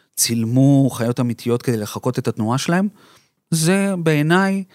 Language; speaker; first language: Hebrew; early bilingual, other home language; Spanish